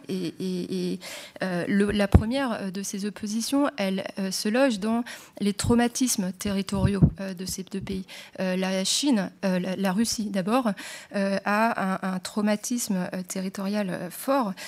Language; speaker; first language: French; native; French